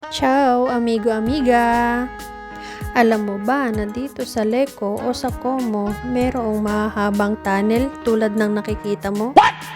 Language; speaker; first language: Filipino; non-native, local second language; Bikol